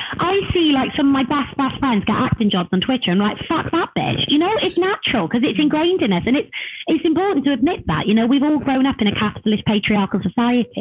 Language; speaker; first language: English; native; English